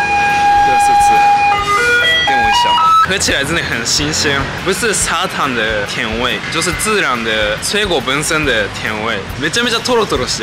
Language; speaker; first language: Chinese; non-native, fluent; Japanese